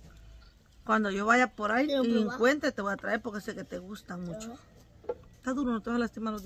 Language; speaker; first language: Spanish; native; Spanish